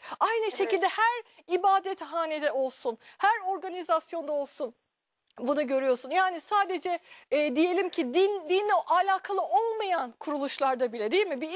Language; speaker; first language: Turkish; native; Turkish